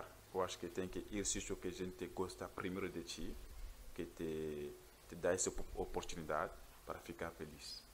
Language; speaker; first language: Portuguese; non-native, learner; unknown